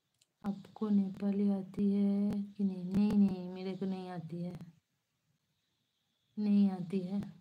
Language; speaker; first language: Hindi; non-native, local second language; Bangla